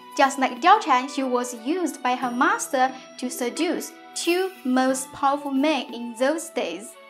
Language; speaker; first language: English; non-native, fluent; Chinese